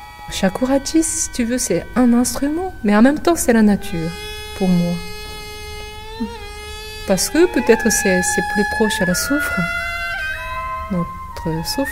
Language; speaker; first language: French; non-native, fluent; Japanese